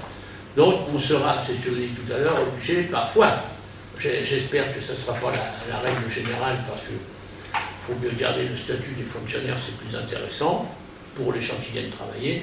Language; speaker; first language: French; native; French